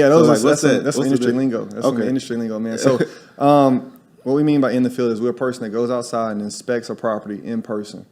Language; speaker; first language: English; native; English